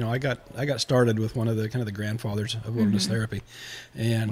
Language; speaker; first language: English; native; English